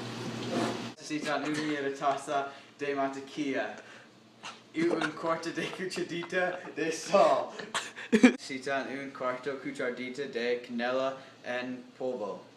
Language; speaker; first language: Spanish; non-native, learner; English